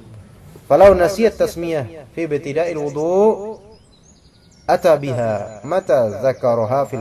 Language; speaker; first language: Arabic; non-native, fluent; Indonesian